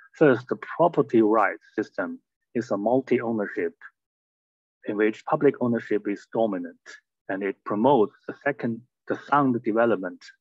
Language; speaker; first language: English; non-native, fluent; Chinese